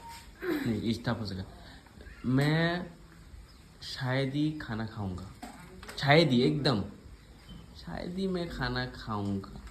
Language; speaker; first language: Hindi; native; Hindi